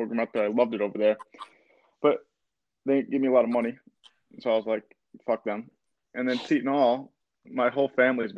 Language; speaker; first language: English; native; English